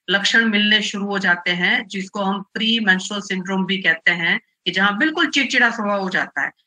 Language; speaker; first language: Hindi; non-native, local second language; Gujarati